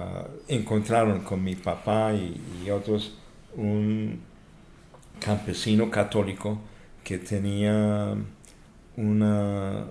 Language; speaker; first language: Spanish; non-native, fluent; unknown